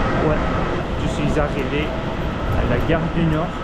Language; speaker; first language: French; non-native, learner; Korean